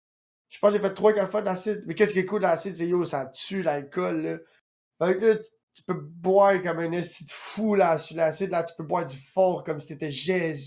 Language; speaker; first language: French; native; French